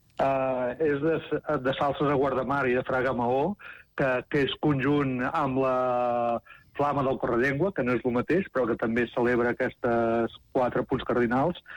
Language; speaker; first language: Catalan; native; Catalan